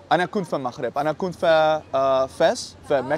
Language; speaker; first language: Arabic; non-native, learner; Dutch